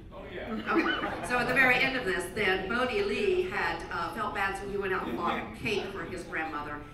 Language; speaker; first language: English; native; English